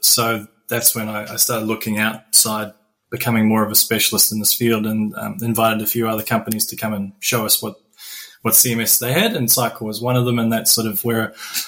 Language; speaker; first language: English; native; English